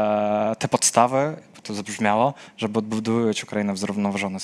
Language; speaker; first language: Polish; non-native, fluent; Ukrainian